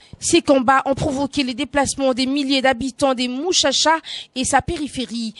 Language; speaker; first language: French; non-native, local second language; Lingala